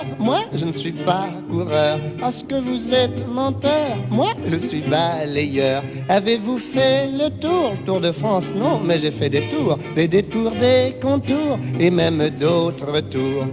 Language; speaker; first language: French; native; French